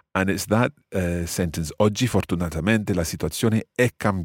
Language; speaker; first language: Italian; non-native, fluent; English